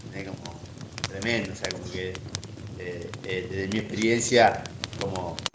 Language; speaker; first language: Spanish; native; Spanish